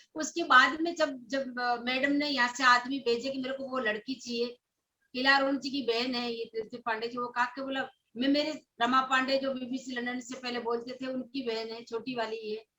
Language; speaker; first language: Hindi; non-native, local second language; Rajasthani